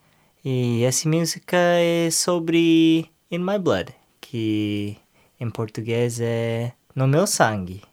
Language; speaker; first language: Portuguese; non-native, learner; English